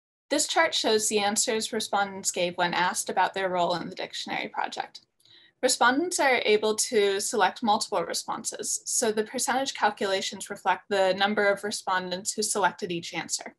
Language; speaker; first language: English; native; English